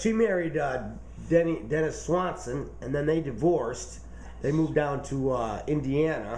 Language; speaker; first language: English; native; English